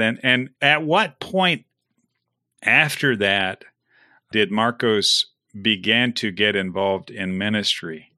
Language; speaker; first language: English; native; English